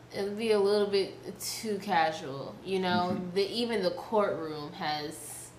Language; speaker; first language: English; native; English